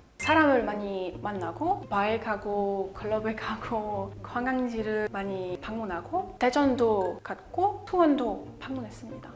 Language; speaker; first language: Korean; non-native, fluent; French